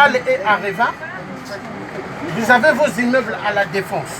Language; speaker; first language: French; native; French